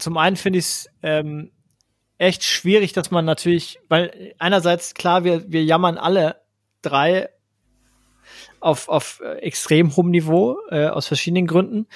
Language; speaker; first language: German; native; German